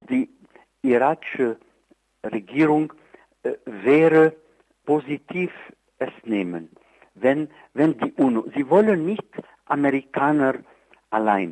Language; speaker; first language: German; non-native, fluent; Arabic